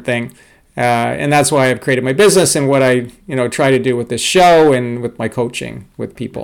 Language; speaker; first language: English; native; English